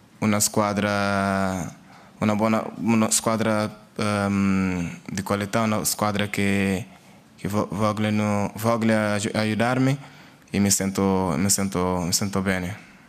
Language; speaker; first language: Italian; non-native, learner; Portuguese